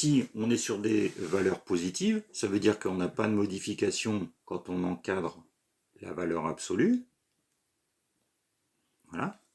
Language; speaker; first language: French; native; French